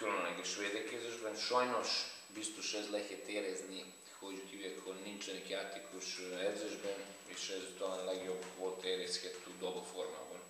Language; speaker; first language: Hungarian; non-native, learner; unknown